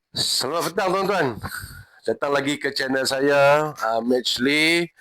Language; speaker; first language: Malay; native; Malay